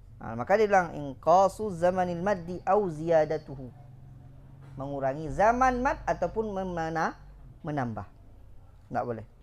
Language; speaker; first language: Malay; non-native, local second language; Achinese